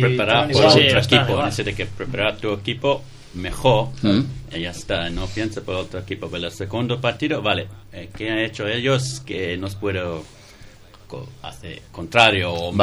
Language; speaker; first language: Spanish; non-native, learner; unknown